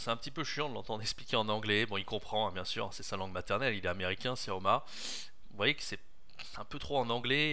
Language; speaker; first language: French; native; French